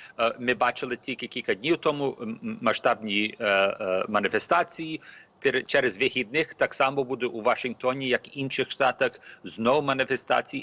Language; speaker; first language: Ukrainian; early bilingual, heritage; Ukrainian